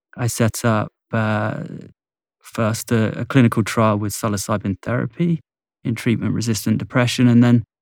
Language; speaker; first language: English; native; English